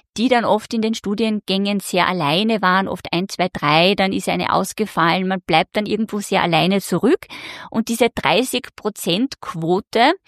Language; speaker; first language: German; native; German